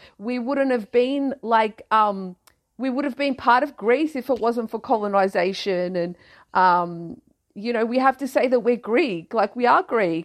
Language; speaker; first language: English; early bilingual, other home language; Greek